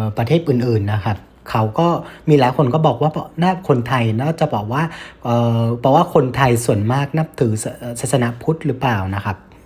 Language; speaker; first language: Thai; non-native, fluent; Vietnamese